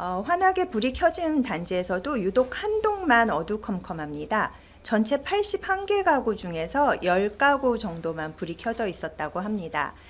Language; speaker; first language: Korean; native; Korean